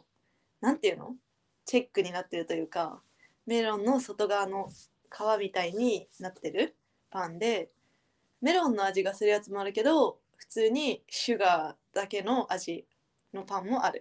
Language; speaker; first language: Japanese; native; Japanese